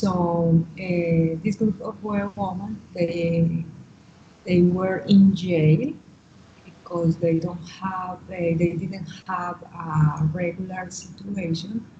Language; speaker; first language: English; non-native, learner; Spanish